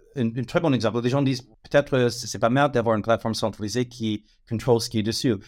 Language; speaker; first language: French; non-native, fluent; English